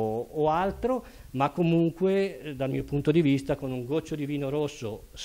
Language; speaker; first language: Italian; native; Italian